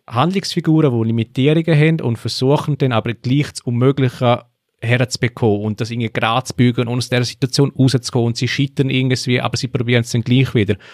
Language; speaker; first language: German; native; German